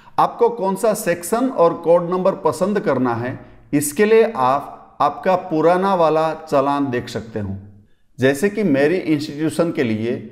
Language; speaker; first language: Hindi; non-native, local second language; Gujarati